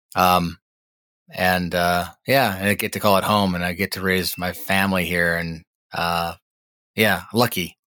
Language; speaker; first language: English; native; English